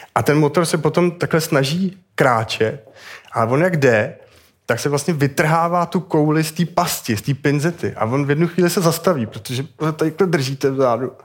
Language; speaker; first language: Czech; native; Czech